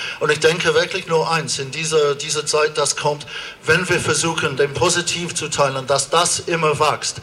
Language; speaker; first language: German; non-native, fluent; English